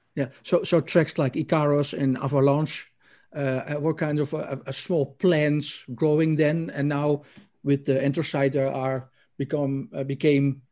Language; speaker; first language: English; non-native, learner; Dutch